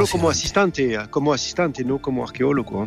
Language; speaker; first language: Spanish; non-native, fluent; French